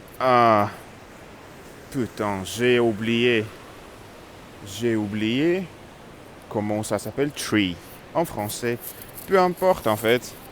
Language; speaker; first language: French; non-native, learner; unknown